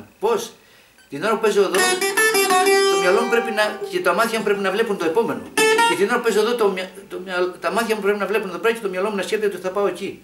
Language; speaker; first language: Greek; native; Greek